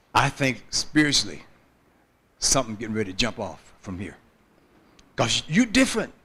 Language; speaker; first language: English; native; English